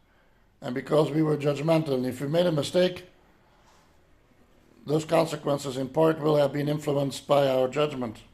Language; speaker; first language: English; non-native, fluent; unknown